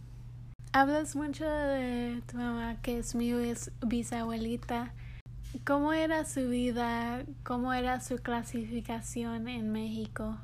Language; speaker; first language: Spanish; early bilingual, heritage; English